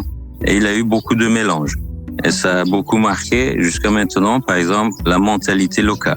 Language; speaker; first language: French; non-native, fluent; Uzbek